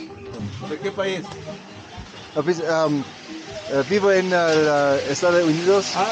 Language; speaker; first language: Spanish; non-native, learner; English